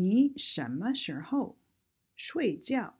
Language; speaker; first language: Chinese; non-native, fluent; English